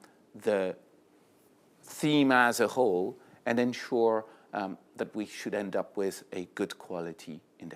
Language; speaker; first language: English; non-native, fluent; French